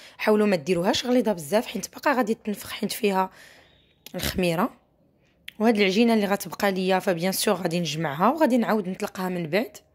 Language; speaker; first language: Arabic; native; Arabic